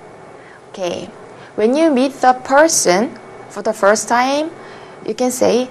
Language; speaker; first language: English; non-native, fluent; Korean